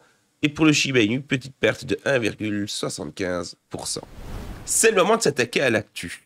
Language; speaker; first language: French; native; French